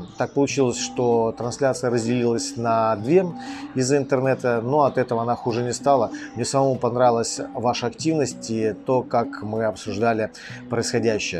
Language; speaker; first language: Russian; native; Russian